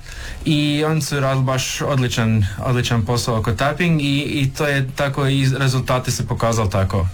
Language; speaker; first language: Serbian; early bilingual, heritage; English